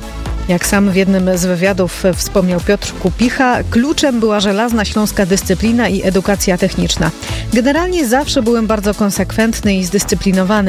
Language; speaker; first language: Polish; native; Polish